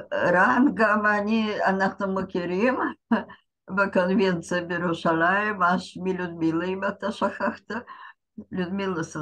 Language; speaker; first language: Hebrew; non-native, fluent; Russian